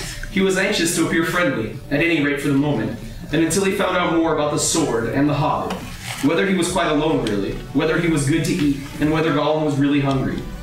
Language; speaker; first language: English; early bilingual, other home language; Portuguese